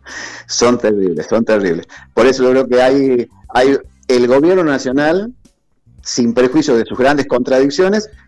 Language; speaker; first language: Spanish; native; Spanish